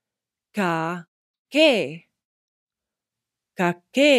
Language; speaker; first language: Greek; non-native, fluent; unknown